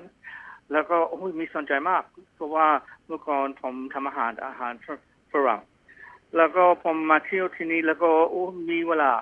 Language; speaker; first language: Thai; non-native, fluent; English